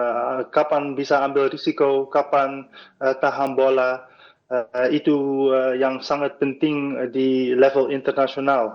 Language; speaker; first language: Indonesian; non-native, fluent; Dutch